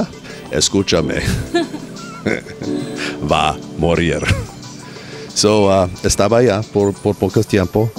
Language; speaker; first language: Spanish; non-native, learner; English